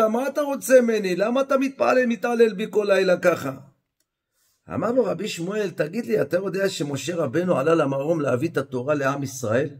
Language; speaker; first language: Hebrew; native; Hebrew